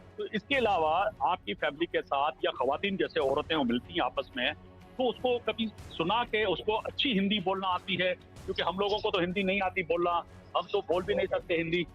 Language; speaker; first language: Urdu; native; Urdu